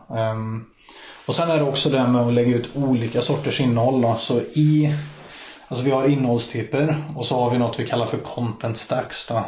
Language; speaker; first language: Swedish; native; Swedish